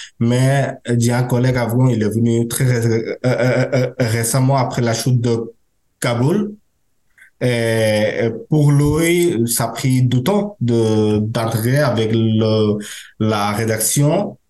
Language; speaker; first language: French; non-native, learner; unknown